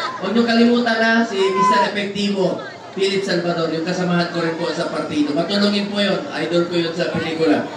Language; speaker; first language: Filipino; non-native, local second language; Cebuano